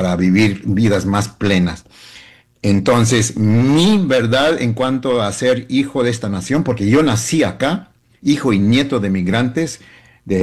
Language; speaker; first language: Spanish; early bilingual, heritage; Spanish